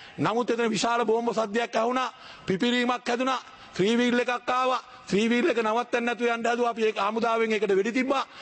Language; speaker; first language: Sinhala; non-native, local second language; Tamil